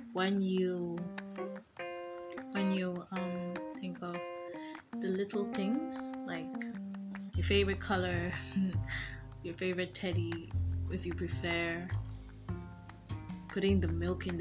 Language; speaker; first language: English; non-native, local second language; Yoruba